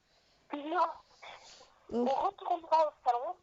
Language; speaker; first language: French; native; French